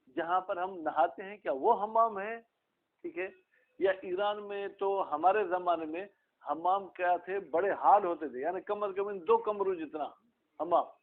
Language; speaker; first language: Urdu; non-native, local second language; Sindhi